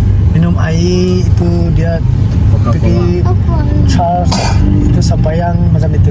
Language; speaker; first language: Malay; non-native, learner; Tedim Chin